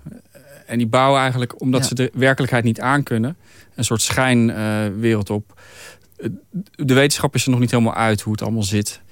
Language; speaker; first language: Dutch; native; Dutch